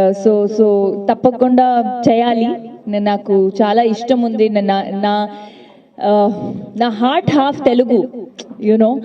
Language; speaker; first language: Telugu; non-native, fluent; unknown